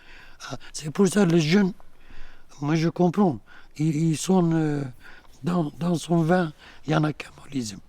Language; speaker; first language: French; non-native, learner; Kurdish